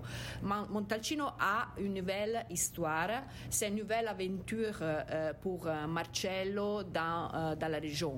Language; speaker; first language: French; non-native, fluent; Italian